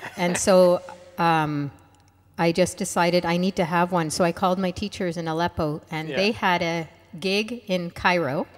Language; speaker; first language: English; non-native, fluent; Arabic